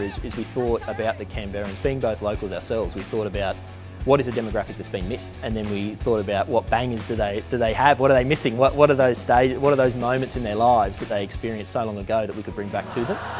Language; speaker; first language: English; native; English